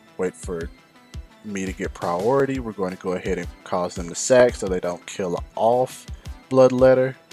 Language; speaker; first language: English; native; English